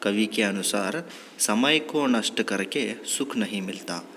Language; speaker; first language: Hindi; non-native, local second language; Kannada